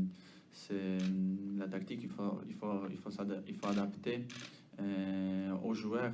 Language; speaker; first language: French; non-native, fluent; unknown